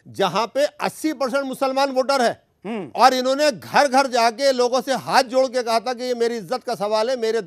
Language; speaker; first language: Hindi; native; Hindi